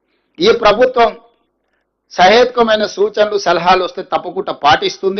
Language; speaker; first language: Telugu; native; Telugu